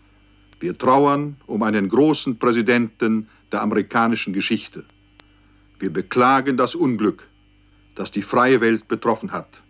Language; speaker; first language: German; native; German